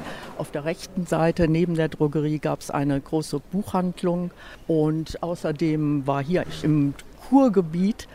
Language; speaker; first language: German; native; German